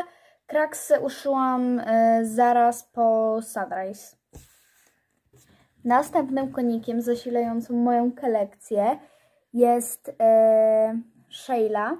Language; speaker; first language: Polish; native; Polish